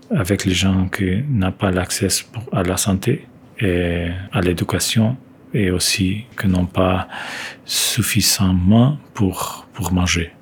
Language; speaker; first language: French; non-native, fluent; Portuguese